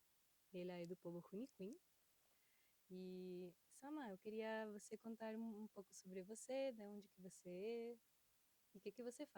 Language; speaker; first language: Portuguese; non-native, fluent; Spanish